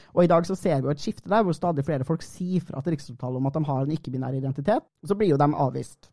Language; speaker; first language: Norwegian; native; Norwegian